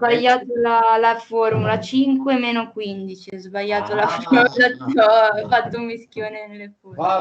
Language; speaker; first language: Italian; native; Italian